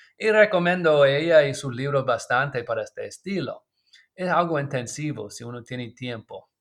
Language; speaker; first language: Spanish; non-native, learner; English